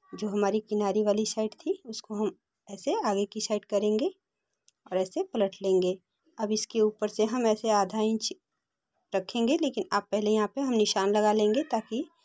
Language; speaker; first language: Hindi; native; Hindi